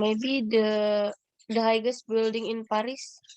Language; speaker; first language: English; non-native, learner; Indonesian